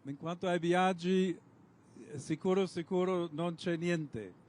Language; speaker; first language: Italian; non-native, fluent; English